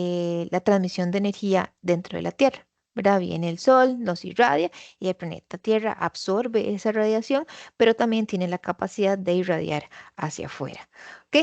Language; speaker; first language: Spanish; native; Spanish